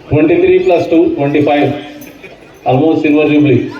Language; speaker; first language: Telugu; native; Telugu